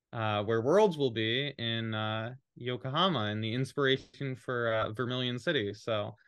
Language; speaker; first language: English; native; English